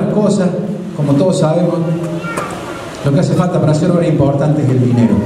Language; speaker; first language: Spanish; native; Spanish